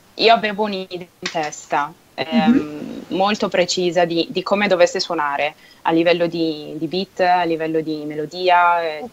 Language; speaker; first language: Italian; native; Italian